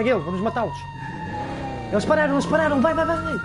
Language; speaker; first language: Portuguese; native; Portuguese